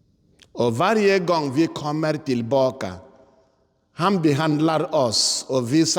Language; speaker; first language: Swedish; non-native, fluent; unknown